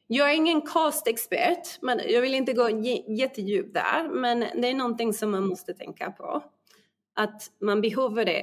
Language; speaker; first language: Swedish; non-native, fluent; Spanish